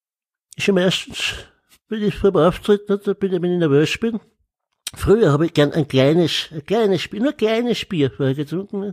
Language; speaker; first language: German; native; German